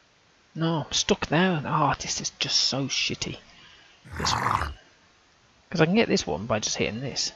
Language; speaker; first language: English; native; English